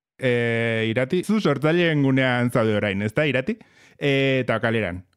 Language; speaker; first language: Basque; native; Basque